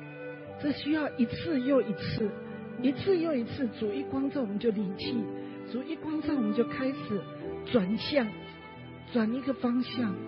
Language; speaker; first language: Chinese; native; Chinese